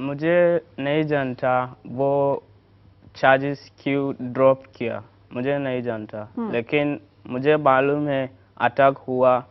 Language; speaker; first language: Hindi; non-native, learner; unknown